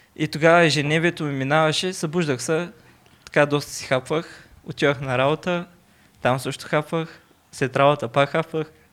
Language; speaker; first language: Bulgarian; non-native, local second language; Turkish